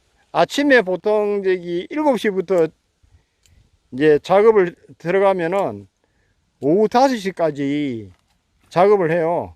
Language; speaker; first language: Korean; native; Korean